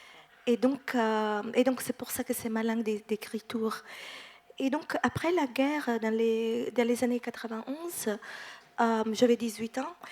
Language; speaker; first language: French; non-native, fluent; Italian